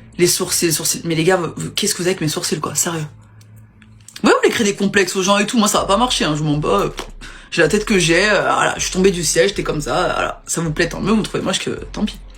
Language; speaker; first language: French; native; French